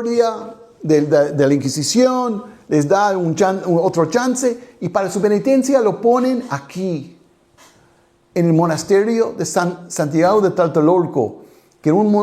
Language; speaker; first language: Spanish; non-native, fluent; English